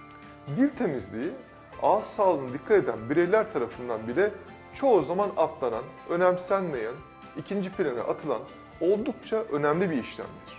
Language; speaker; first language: Turkish; native; Turkish